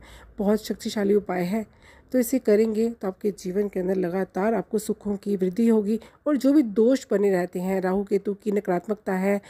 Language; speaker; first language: Hindi; native; Hindi